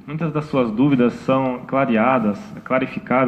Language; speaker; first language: Portuguese; native; Portuguese